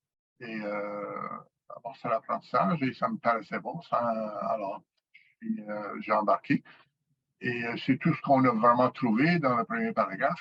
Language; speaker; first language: French; native; French